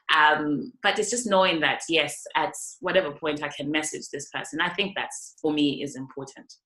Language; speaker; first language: English; non-native, local second language; North Ndebele